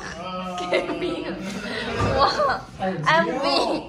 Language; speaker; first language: English; non-native, learner; Chinese